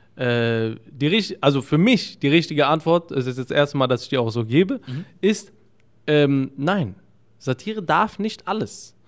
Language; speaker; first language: German; early bilingual, other home language; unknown